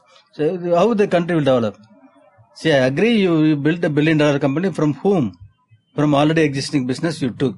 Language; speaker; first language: English; non-native, local second language; Tamil